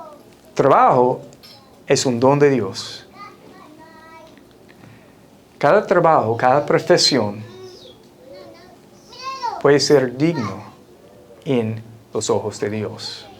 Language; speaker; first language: Spanish; non-native, fluent; English